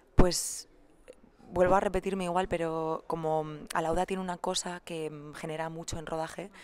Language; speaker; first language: Spanish; native; Spanish